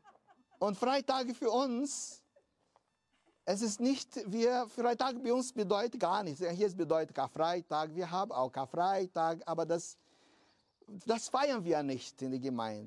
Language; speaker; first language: German; non-native, fluent; Portuguese